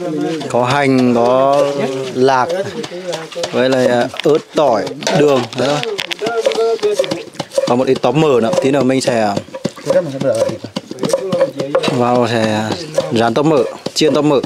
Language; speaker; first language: Vietnamese; native; Vietnamese